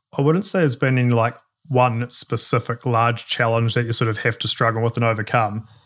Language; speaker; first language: English; native; English